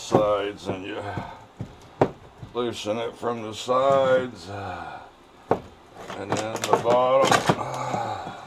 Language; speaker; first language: English; native; English